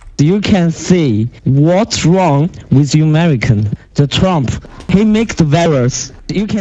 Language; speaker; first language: English; non-native, learner; Chinese